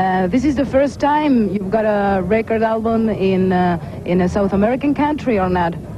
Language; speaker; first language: English; non-native, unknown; Spanish